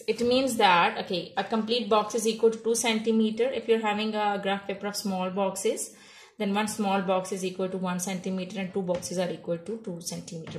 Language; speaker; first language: English; non-native, local second language; Urdu